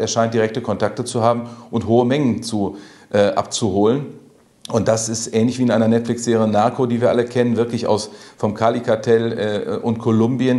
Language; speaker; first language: German; native; German